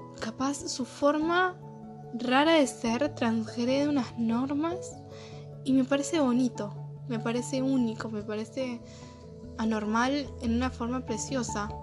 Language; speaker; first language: Spanish; native; Spanish